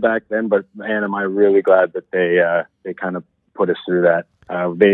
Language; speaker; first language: English; native; English